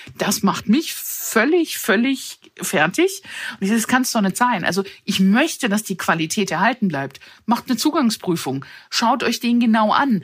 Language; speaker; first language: German; early bilingual, other home language; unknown